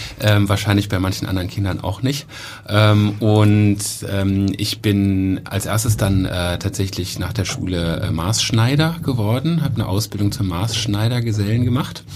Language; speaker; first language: German; native; German